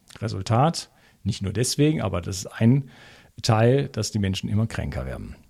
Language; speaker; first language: German; native; German